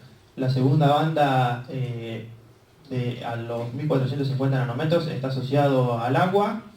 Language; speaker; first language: Spanish; native; Spanish